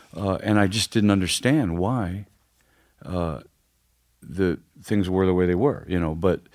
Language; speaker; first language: English; native; English